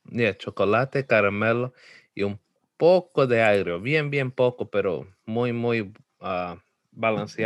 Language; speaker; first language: Spanish; early bilingual, heritage; Spanish